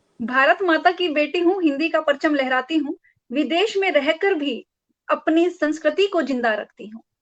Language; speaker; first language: Hindi; native; Hindi